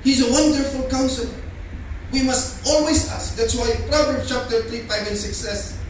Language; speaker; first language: English; non-native, local second language; Filipino